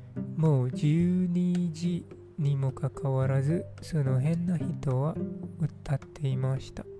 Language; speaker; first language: Japanese; non-native, learner; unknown